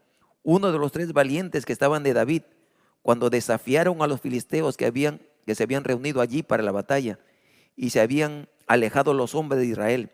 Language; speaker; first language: Spanish; native; Spanish